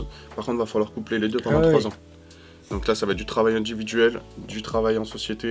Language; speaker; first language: French; native; French